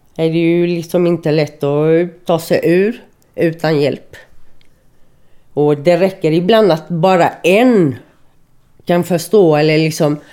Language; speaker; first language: Swedish; early bilingual, other home language; Spanish